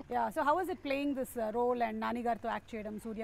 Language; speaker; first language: Telugu; native; Telugu